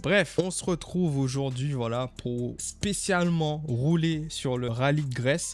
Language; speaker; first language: French; native; French